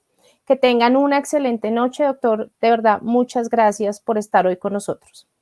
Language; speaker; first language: Spanish; native; Spanish